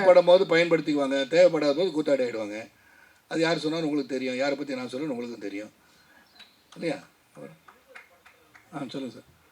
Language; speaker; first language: Tamil; native; Tamil